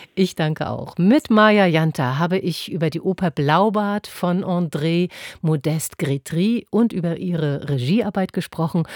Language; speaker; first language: German; native; German